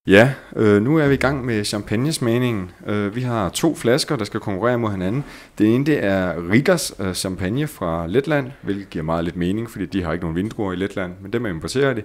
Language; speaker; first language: Danish; native; Danish